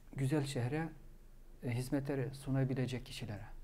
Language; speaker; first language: Turkish; non-native, fluent; Arabic